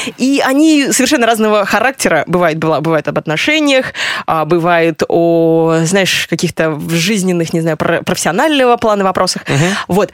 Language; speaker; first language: Russian; native; Russian